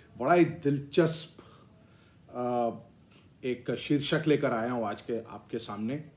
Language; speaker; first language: Hindi; non-native, local second language; Tamil